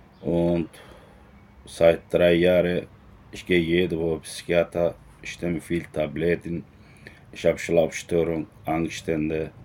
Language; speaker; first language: German; non-native, learner; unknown